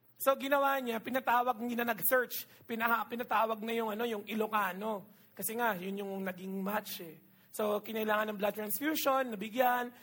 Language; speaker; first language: Filipino; non-native, local second language; Iloko